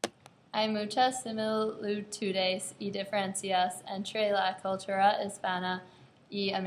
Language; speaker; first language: Spanish; non-native, learner; English